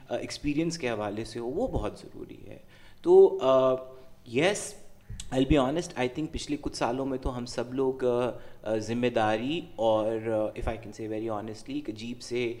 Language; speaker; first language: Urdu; non-native, local second language; Punjabi